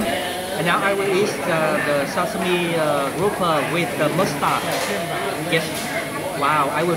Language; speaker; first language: English; non-native, fluent; Vietnamese